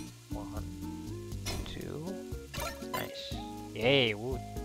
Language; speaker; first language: English; non-native, local second language; Malay